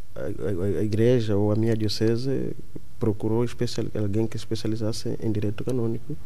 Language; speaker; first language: Portuguese; non-native, local second language; Kongo